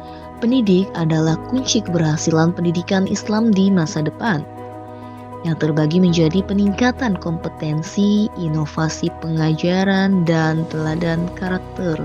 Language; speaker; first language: Indonesian; native; Indonesian